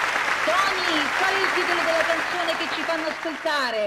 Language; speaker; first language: Italian; native; Italian